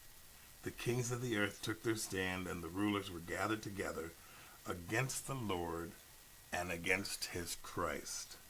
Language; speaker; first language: English; native; English